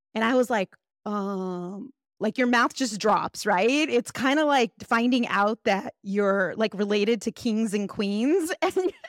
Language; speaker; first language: English; early bilingual, other home language; Spanish